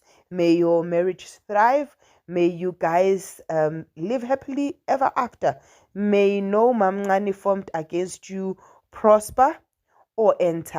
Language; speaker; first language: English; non-native, local second language; Zulu